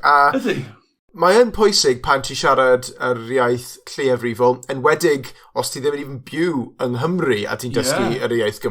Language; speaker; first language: Welsh; non-native, local second language; English